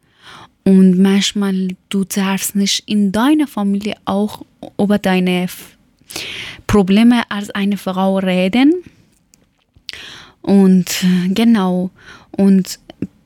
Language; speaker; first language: German; non-native, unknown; Persian